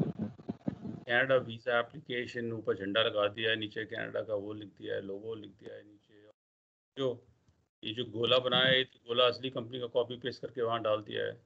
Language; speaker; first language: Hindi; non-native, local second language; Punjabi